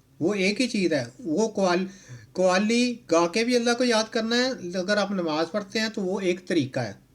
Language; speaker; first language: Urdu; non-native, local second language; Punjabi